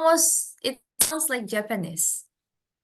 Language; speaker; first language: English; non-native, fluent; Indonesian